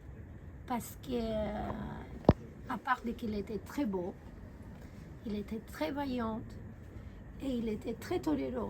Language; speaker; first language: French; non-native, fluent; Spanish